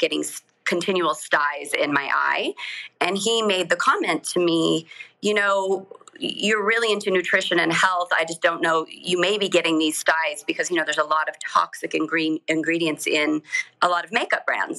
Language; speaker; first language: English; native; English